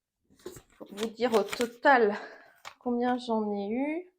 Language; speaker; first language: French; native; French